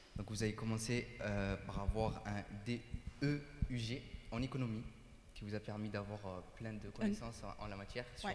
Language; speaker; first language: French; native; French